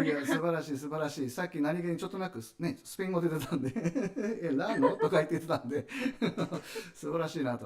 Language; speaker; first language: Japanese; native; Japanese